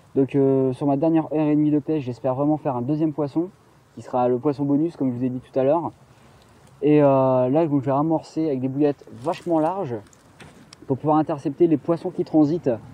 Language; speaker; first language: French; native; French